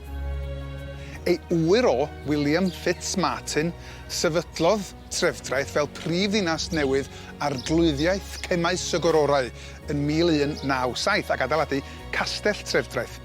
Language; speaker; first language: Welsh; native; Welsh